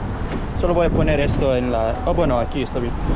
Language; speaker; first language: Spanish; non-native, learner; English